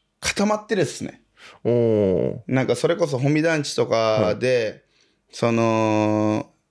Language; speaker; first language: Japanese; early bilingual, other home language; Portuguese